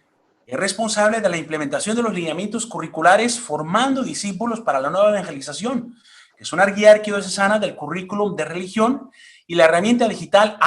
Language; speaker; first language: Spanish; native; Spanish